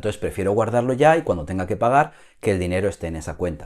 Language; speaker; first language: Spanish; native; Spanish